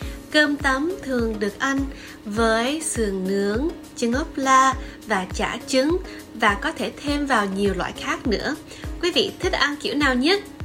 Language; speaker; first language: Vietnamese; early bilingual, heritage; Vietnamese